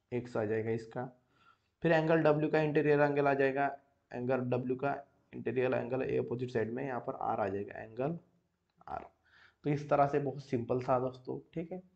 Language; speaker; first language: Hindi; non-native, local second language; Marathi